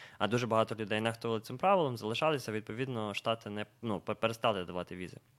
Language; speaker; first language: Ukrainian; native; Ukrainian